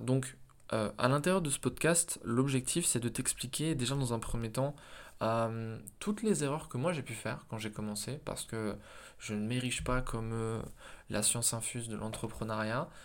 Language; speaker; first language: French; native; French